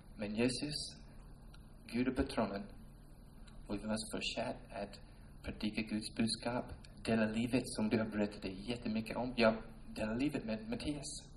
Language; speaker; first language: Swedish; non-native, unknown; English